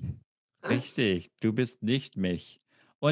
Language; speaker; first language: German; non-native, fluent; English